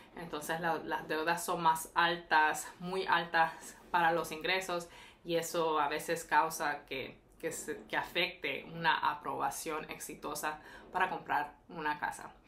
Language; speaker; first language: Spanish; early bilingual, heritage; Spanish